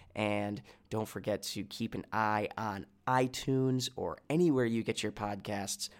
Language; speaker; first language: English; native; English